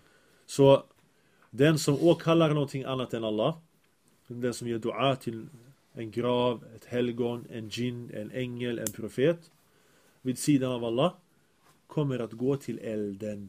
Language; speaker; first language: Swedish; early bilingual, other home language; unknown